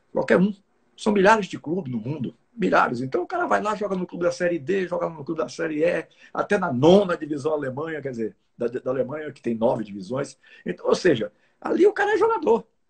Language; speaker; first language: Portuguese; native; Portuguese